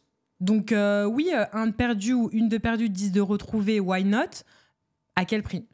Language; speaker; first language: French; native; French